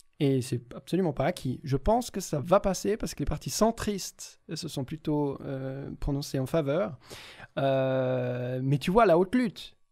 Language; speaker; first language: French; native; French